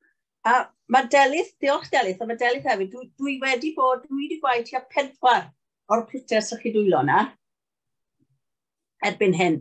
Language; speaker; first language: Welsh; native; Welsh